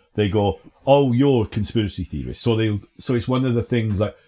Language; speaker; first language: English; native; English